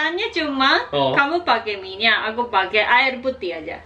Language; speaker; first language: Indonesian; non-native, learner; Japanese